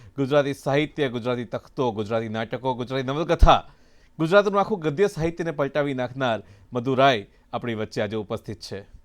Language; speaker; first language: Gujarati; native; Gujarati